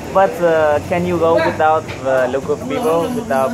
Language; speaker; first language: English; non-native, learner; Vietnamese